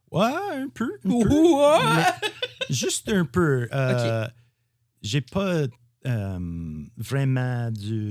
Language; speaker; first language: French; non-native, learner; English